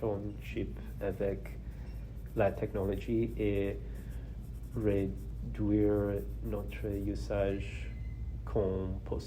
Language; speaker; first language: French; non-native, learner; English